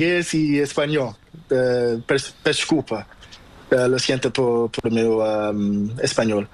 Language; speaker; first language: Spanish; non-native, learner; Portuguese